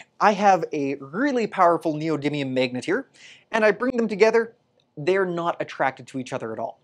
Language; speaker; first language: English; native; English